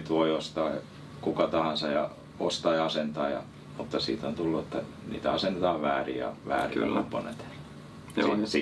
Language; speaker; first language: Finnish; native; Finnish